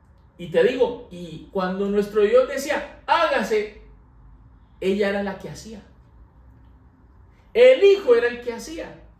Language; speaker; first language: Spanish; native; Spanish